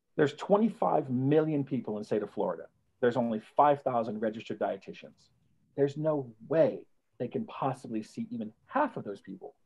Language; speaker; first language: English; native; English